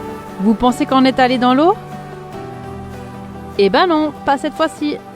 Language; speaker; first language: French; native; French